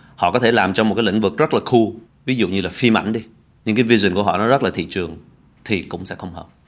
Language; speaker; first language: Vietnamese; early bilingual, heritage; Vietnamese